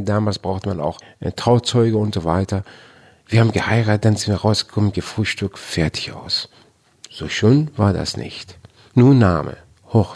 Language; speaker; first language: German; non-native, fluent; Persian